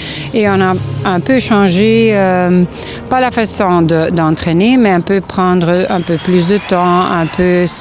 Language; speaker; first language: French; non-native, local second language; Dutch